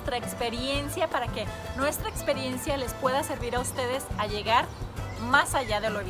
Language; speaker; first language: Spanish; native; Spanish